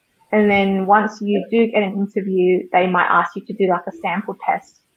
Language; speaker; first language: English; early bilingual, other home language; Vietnamese